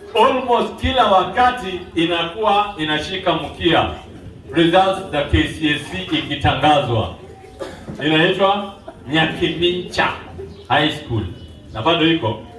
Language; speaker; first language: Swahili; non-native, local second language; Luo (Kenya and Tanzania)